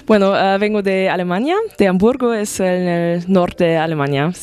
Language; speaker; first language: Spanish; non-native, fluent; German